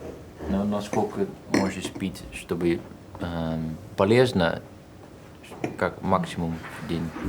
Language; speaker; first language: Russian; non-native, fluent; Dutch